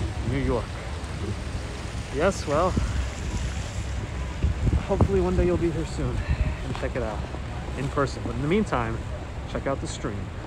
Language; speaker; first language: English; early bilingual, other home language; Russian